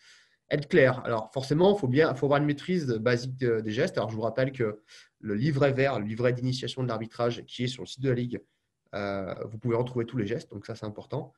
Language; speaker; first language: French; native; French